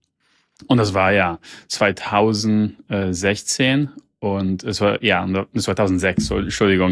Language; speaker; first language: German; early bilingual, heritage; German